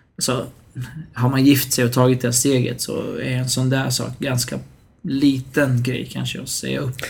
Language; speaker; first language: Swedish; early bilingual, other home language; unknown